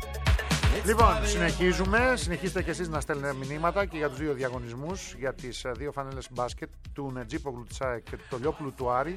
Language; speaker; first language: Greek; native; Greek